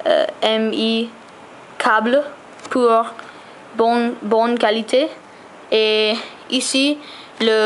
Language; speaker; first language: French; non-native, learner; English